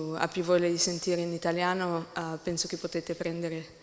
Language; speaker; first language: Italian; non-native, learner; English